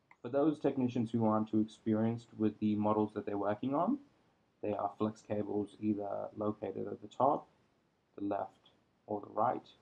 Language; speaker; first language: English; native; English